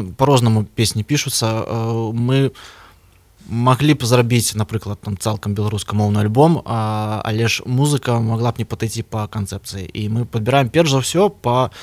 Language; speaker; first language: Belarusian; non-native, local second language; Russian